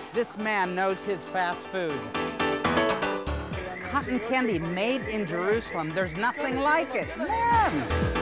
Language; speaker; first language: English; native; English